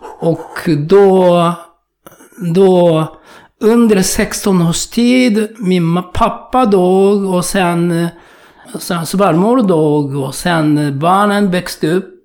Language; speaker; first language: Swedish; non-native, fluent; Japanese